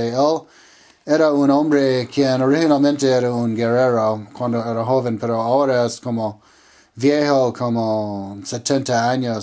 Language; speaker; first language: Spanish; non-native, learner; English